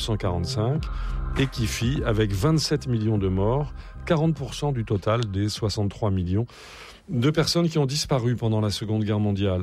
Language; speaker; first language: French; native; French